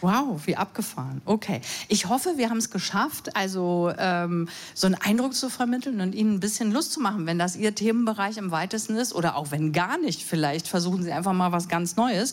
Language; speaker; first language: German; native; German